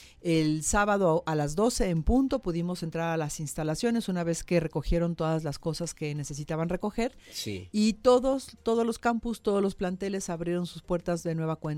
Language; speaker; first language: Spanish; native; Spanish